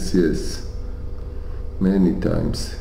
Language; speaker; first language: English; non-native, learner; Hebrew